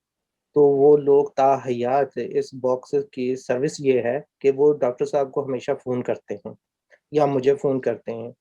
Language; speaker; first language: Urdu; native; Urdu